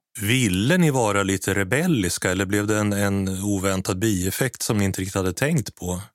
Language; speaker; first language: Swedish; native; Swedish